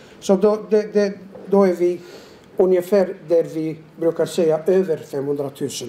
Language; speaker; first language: Swedish; non-native, fluent; Turoyo